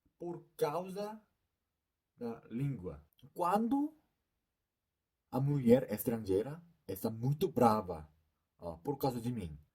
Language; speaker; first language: Portuguese; non-native, learner; Korean